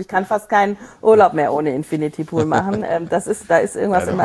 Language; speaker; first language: German; native; German